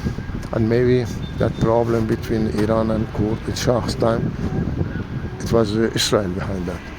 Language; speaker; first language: English; non-native, learner; Persian